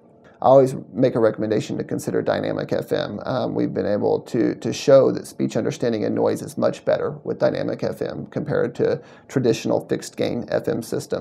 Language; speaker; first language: English; native; English